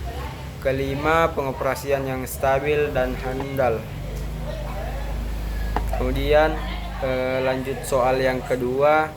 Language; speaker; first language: Indonesian; native; Indonesian